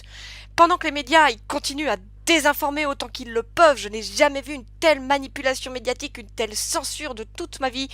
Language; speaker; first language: French; native; French